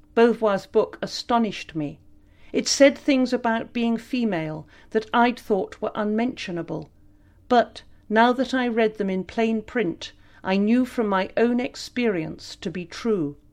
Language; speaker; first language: English; native; English